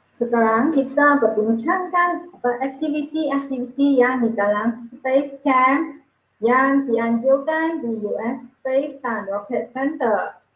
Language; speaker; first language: Malay; non-native, local second language; Chinese